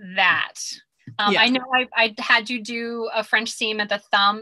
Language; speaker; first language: English; native; English